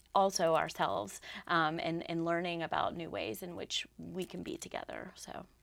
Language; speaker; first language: English; native; English